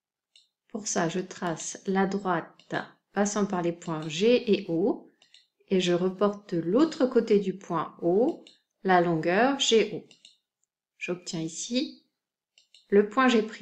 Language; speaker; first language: French; native; French